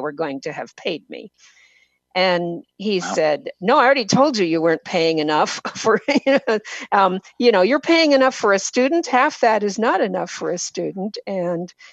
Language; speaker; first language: English; native; English